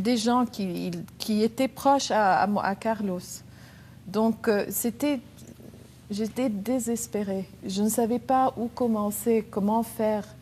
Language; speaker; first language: French; non-native, local second language; Arabic